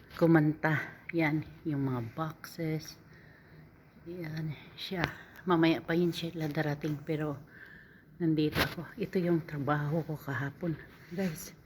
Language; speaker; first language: Filipino; non-native, local second language; Cebuano